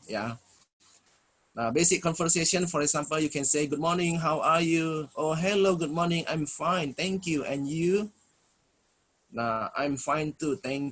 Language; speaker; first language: English; non-native, fluent; Indonesian